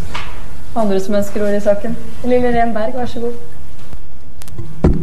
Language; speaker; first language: Norwegian; native; Norwegian